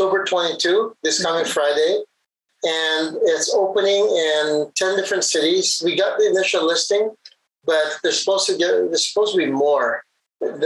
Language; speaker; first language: English; non-native, local second language; Hiligaynon